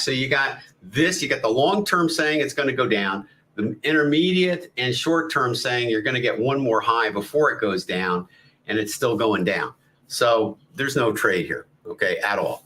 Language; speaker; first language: English; native; English